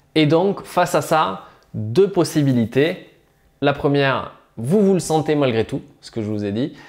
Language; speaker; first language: French; native; French